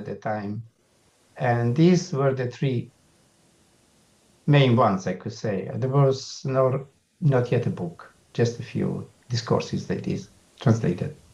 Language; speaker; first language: English; non-native, fluent; Italian